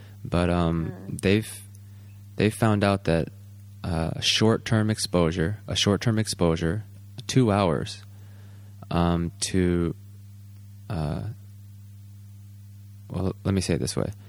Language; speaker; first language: English; native; English